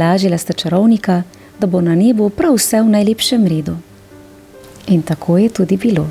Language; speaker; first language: Slovenian; native; Slovenian